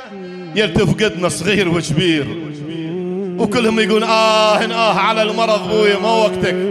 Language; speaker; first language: Arabic; native; Arabic